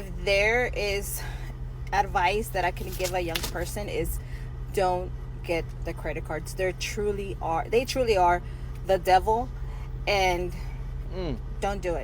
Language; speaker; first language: English; native; English